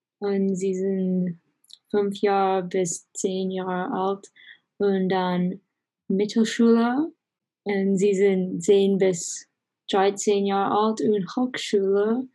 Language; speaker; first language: German; non-native, learner; English